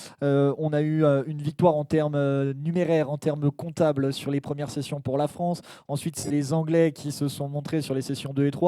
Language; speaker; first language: French; native; French